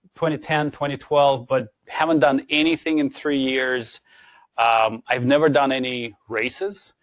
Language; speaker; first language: English; non-native, fluent; Ukrainian